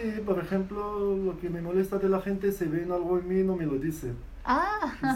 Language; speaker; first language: Spanish; non-native, fluent; Arabic